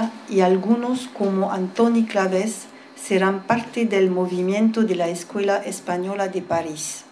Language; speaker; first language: Spanish; early bilingual, heritage; French